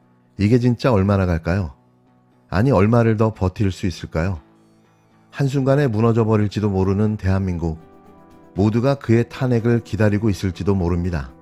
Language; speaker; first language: Korean; native; Korean